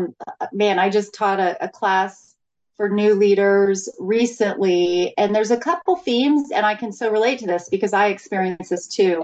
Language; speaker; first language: English; native; English